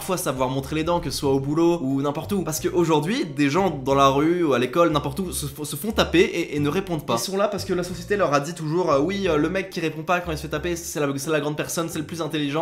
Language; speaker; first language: French; native; French